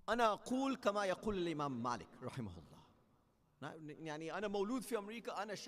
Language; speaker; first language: Arabic; non-native, fluent; English